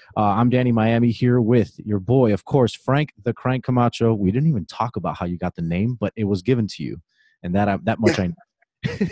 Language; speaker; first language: English; native; English